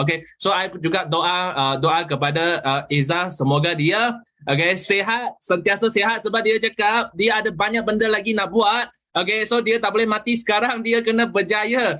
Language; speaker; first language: Malay; non-native, local second language; Chinese